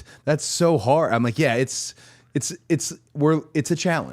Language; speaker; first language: English; native; English